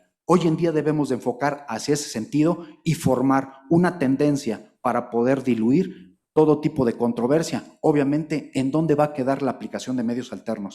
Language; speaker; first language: Spanish; native; Spanish